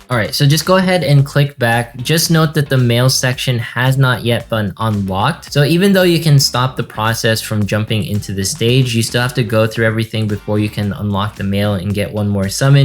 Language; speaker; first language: English; native; English